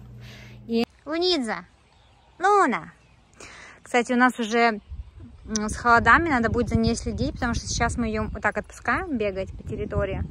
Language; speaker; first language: Russian; native; Russian